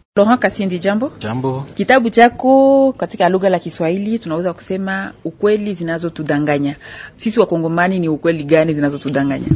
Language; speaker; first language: Swahili; native; Swahili